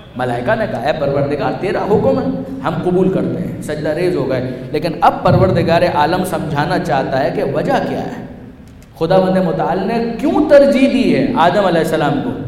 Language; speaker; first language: Urdu; non-native, local second language; Punjabi